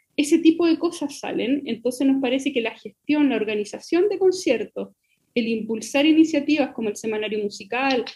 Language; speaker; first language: Spanish; native; Spanish